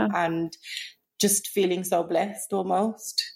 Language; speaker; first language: English; native; English